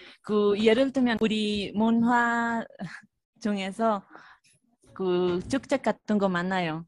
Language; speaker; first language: Korean; non-native, fluent; Spanish